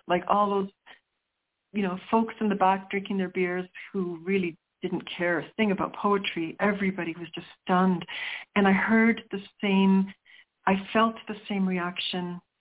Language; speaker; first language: English; early bilingual, other home language; Sicilian